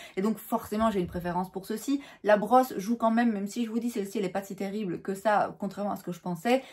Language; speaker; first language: French; native; French